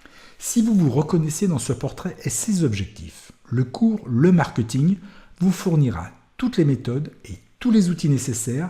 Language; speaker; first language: French; native; French